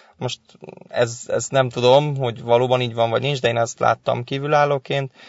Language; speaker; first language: Hungarian; native; Hungarian